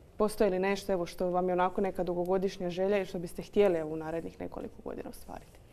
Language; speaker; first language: Croatian; native; Croatian